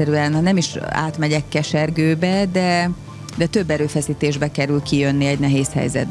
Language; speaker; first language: Hungarian; native; Hungarian